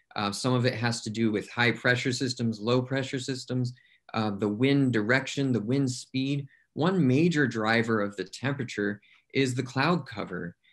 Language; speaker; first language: English; native; English